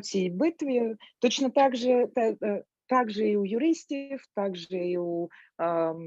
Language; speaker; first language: Ukrainian; non-native, local second language; Russian